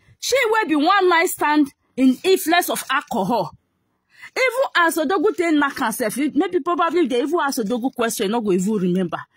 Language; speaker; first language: Nigerian Pidgin; non-native, local second language; Igbo